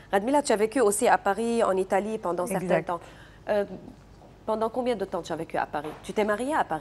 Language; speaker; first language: French; non-native, local second language; Arabic